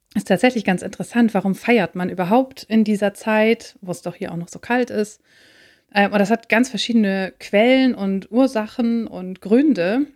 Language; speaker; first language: German; native; German